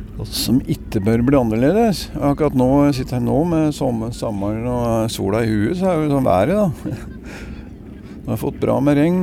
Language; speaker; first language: Norwegian; native; Norwegian